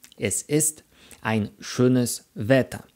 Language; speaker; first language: German; non-native, fluent; Polish